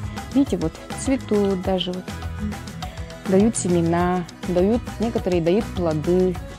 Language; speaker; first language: Russian; native; Russian